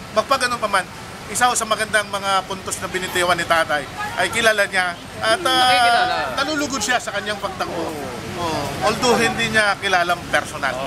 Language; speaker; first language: Filipino; native; Filipino